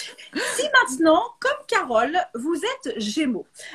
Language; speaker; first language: French; native; French